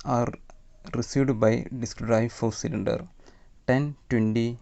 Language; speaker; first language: English; non-native, local second language; Malayalam